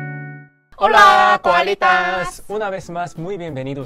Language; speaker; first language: Spanish; non-native, fluent; Korean